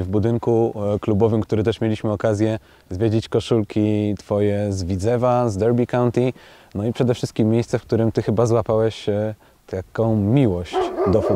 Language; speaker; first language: Polish; native; Polish